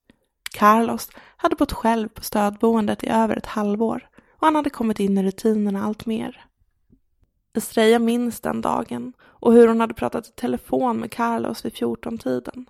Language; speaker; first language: Swedish; native; Swedish